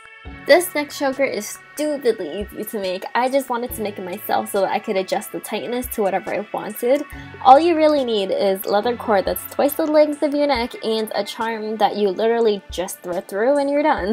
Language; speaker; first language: English; native; English